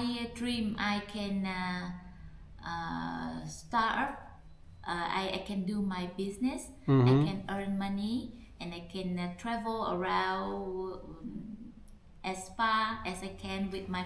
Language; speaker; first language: English; non-native, learner; Vietnamese